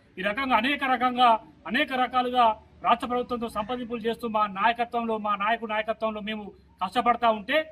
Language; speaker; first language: Telugu; native; Telugu